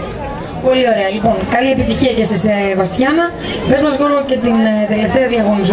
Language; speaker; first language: Greek; native; Greek